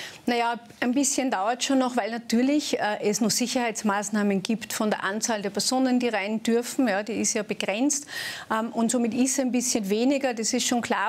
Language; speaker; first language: German; native; German